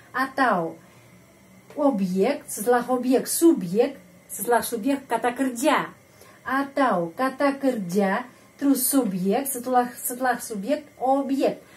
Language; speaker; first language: Indonesian; non-native, fluent; Russian